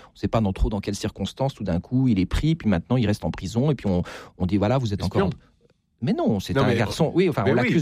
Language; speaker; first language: French; native; French